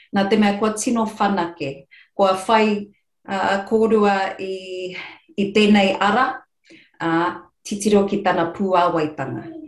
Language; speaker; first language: Māori; non-native, local second language; English